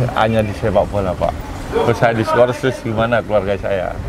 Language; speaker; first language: Indonesian; native; Indonesian